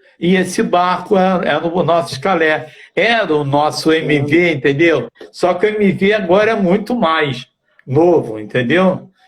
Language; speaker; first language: Portuguese; native; Portuguese